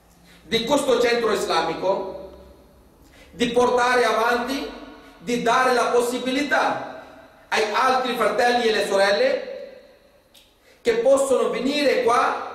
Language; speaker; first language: Italian; non-native, fluent; Urdu